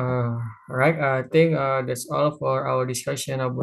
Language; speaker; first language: English; non-native, learner; Indonesian